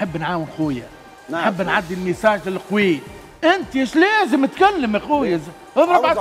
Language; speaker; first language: Arabic; native; Arabic